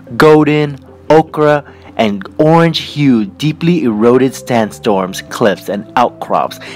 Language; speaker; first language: English; native; English